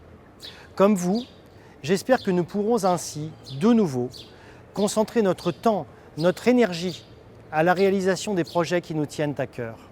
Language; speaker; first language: French; native; French